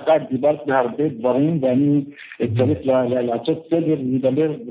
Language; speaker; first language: Hebrew; non-native, fluent; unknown